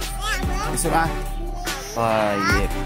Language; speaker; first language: Arabic; non-native, fluent; Indonesian